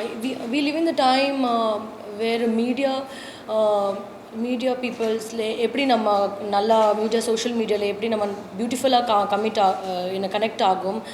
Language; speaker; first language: Tamil; non-native, learner; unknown